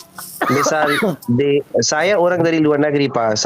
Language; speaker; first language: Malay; non-native, learner; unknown